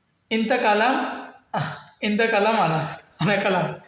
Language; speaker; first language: Arabic; non-native, learner; Bangla